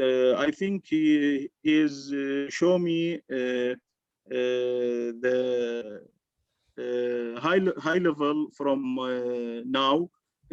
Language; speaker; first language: English; non-native, learner; Arabic